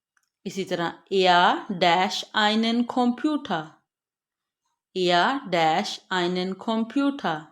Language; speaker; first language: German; non-native, fluent; Urdu